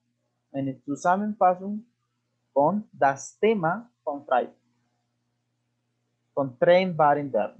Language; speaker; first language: German; non-native, fluent; Spanish